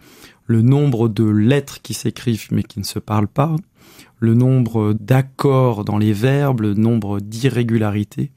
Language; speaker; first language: French; native; French